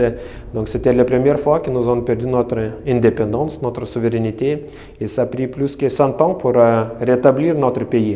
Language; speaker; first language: French; non-native, fluent; Lithuanian